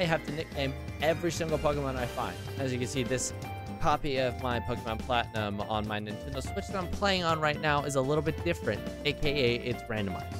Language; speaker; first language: English; native; English